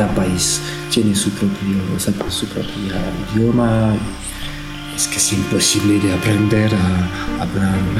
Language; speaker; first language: Spanish; non-native, learner; French